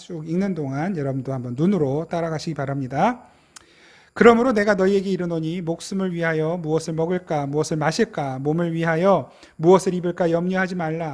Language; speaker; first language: Korean; native; Korean